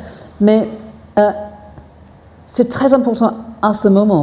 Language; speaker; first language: French; non-native, fluent; English